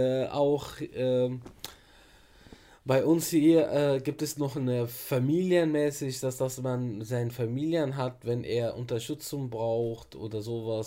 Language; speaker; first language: German; non-native, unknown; Arabic